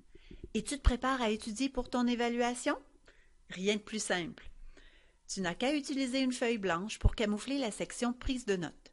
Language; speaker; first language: French; native; French